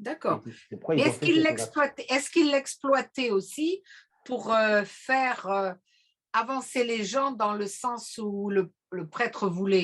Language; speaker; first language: French; native; French